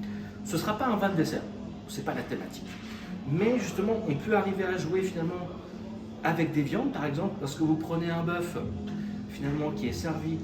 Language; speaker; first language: French; native; French